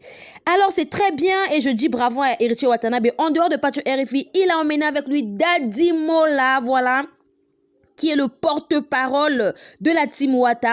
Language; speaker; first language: French; non-native, local second language; Lingala